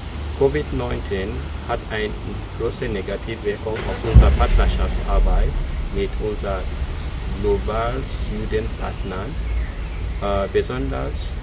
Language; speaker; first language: German; non-native, fluent; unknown